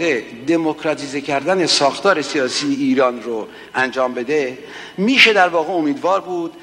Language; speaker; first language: Persian; native; Persian